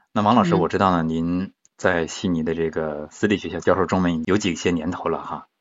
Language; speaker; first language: Chinese; native; Chinese